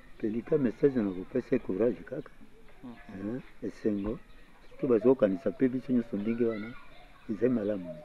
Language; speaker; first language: Lingala; native; Lingala